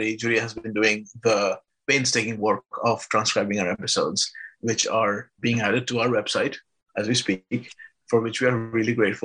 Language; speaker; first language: English; non-native, local second language; Bangla